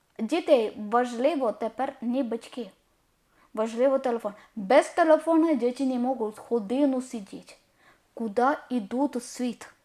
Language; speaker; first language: Ukrainian; non-native, learner; Malayalam